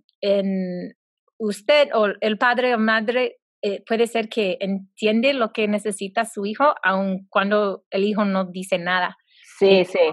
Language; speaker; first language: Spanish; non-native, fluent; English